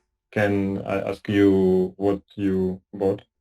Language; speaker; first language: English; non-native, learner; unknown